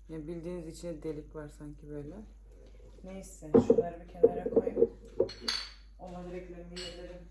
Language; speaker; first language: Turkish; early bilingual, heritage; Turkish